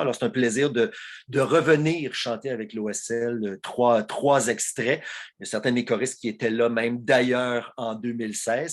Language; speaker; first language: French; native; French